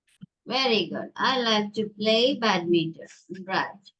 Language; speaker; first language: English; non-native, local second language; Tamil